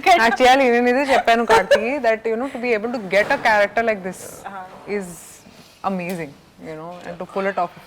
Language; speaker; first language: Telugu; non-native, fluent; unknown